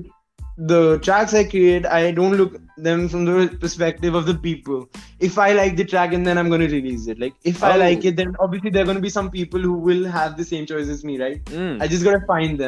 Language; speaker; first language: English; non-native, local second language; Hindi